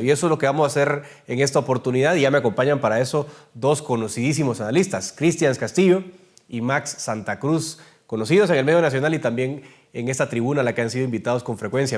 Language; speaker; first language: Spanish; native; Spanish